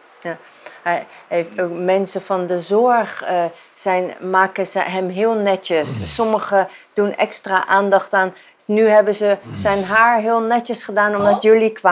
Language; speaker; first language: Dutch; non-native, fluent; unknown